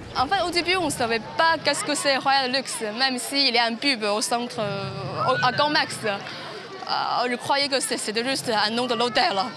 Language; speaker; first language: French; non-native, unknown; Chinese